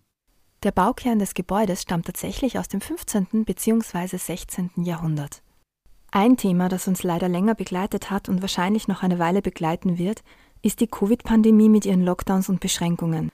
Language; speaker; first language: German; native; German